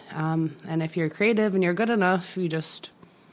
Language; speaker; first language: English; native; English